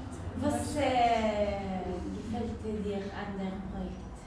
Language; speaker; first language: German; non-native, learner; Arabic